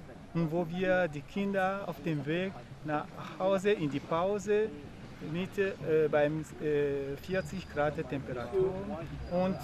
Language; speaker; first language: German; non-native, fluent; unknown